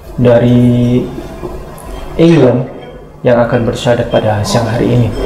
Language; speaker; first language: Indonesian; native; Indonesian